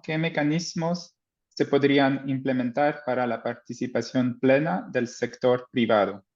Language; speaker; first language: Spanish; non-native, fluent; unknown